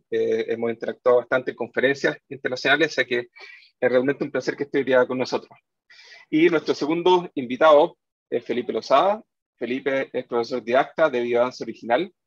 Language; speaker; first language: Spanish; native; Spanish